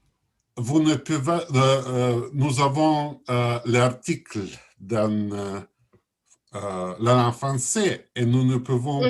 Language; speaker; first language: French; non-native, learner; Russian